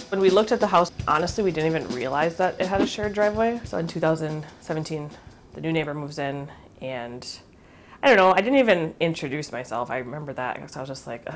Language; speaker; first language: English; native; English